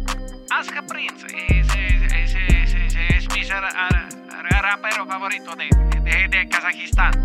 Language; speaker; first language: Spanish; non-native, learner; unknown